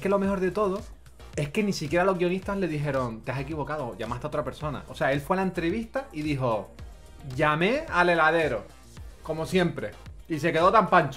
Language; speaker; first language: Spanish; native; Spanish